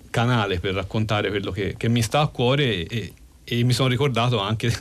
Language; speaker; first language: Italian; native; Italian